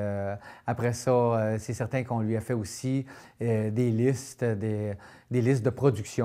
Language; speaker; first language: French; native; French